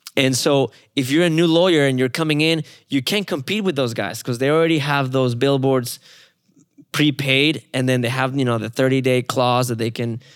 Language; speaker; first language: English; non-native, fluent; Spanish